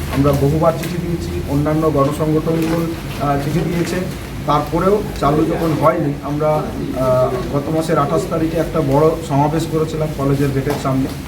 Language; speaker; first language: Bangla; non-native, local second language; Santali